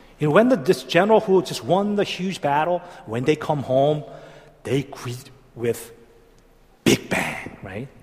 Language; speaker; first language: English; non-native, fluent; Korean